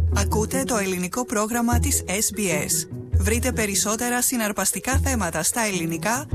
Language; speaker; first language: Greek; native; Greek